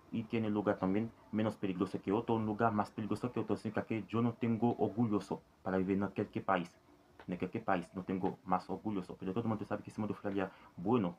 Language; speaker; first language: Spanish; non-native, learner; Haitian Creole